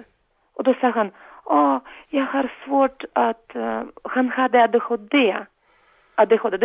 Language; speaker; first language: Swedish; non-native, fluent; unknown